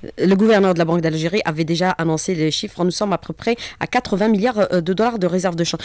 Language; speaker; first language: French; non-native, local second language; Arabic